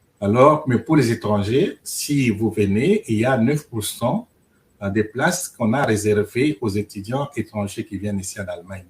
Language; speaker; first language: French; non-native, local second language; Luba-Lulua